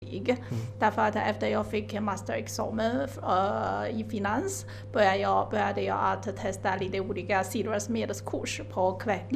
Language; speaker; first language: Swedish; non-native, learner; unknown